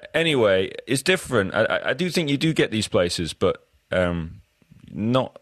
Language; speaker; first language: English; native; English